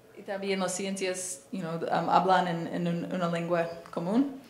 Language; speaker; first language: Spanish; non-native, learner; English